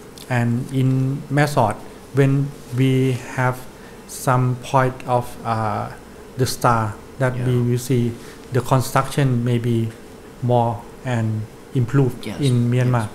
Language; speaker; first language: English; non-native, learner; Thai